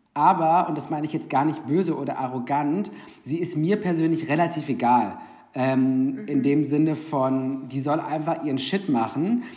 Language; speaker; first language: German; native; German